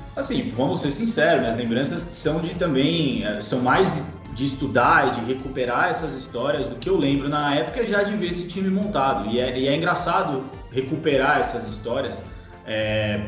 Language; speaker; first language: Portuguese; native; Portuguese